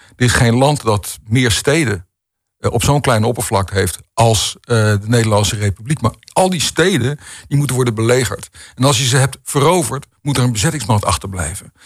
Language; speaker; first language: Dutch; native; Dutch